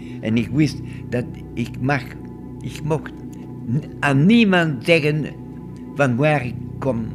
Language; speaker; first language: Dutch; non-native, local second language; French